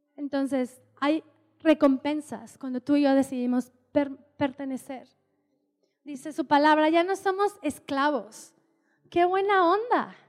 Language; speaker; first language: Spanish; native; Spanish